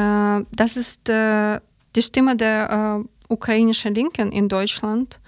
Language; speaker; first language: German; non-native, learner; Ukrainian